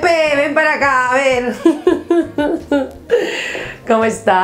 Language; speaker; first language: Spanish; native; Spanish